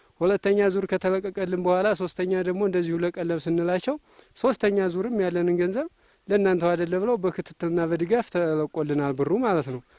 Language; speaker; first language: Amharic; native; Amharic